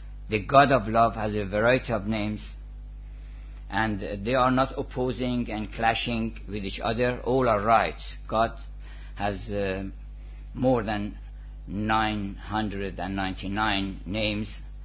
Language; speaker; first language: English; non-native, fluent; Persian